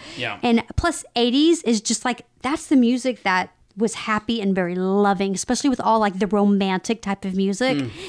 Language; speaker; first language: English; native; English